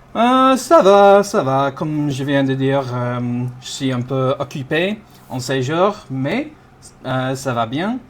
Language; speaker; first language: French; non-native, fluent; English